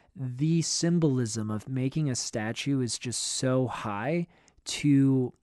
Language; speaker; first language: English; native; English